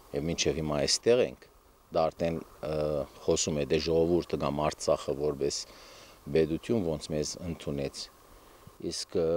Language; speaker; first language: Armenian; early bilingual, heritage; Armenian